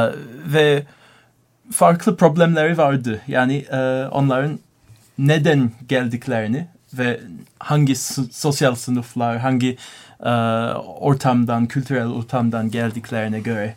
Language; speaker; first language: Turkish; non-native, learner; English